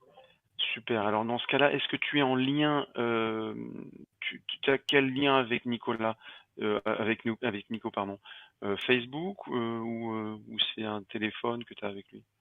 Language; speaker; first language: French; native; French